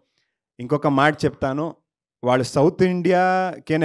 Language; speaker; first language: Telugu; non-native, learner; Kannada